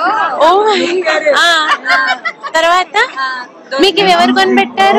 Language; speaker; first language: Telugu; native; Telugu